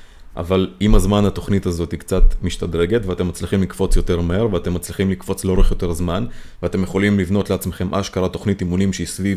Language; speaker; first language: Hebrew; native; Hebrew